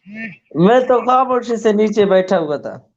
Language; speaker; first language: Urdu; non-native, local second language; Saraiki